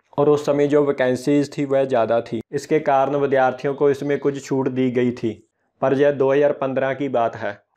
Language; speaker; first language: Hindi; non-native, local second language; Punjabi